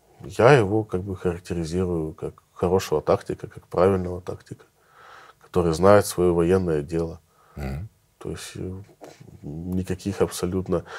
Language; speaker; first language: Russian; native; Russian